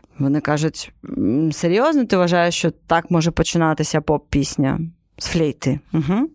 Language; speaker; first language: Ukrainian; non-native, local second language; Crimean Tatar